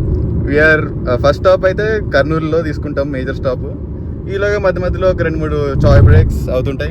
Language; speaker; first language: Telugu; native; Telugu